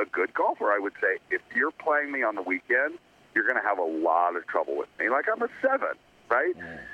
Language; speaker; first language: English; native; English